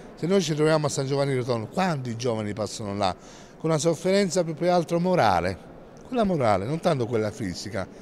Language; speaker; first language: Italian; native; Italian